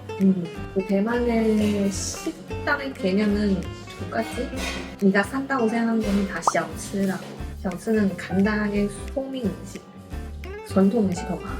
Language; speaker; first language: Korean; non-native, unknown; Chinese